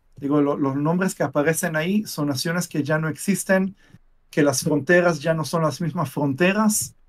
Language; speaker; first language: Spanish; non-native, fluent; Hebrew